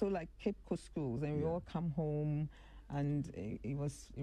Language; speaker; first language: English; non-native, local second language; Akan